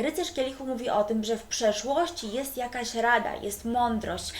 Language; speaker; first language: Polish; native; Polish